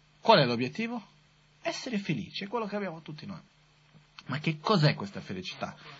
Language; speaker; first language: Italian; non-native, fluent; Portuguese